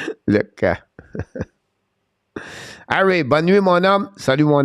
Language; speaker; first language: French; native; French